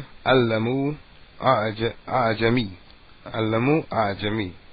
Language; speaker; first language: Arabic; non-native, fluent; English